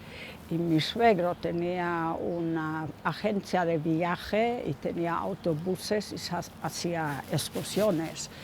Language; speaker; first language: Spanish; non-native, fluent; German